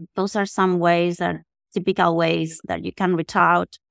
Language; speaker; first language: English; non-native, fluent; Spanish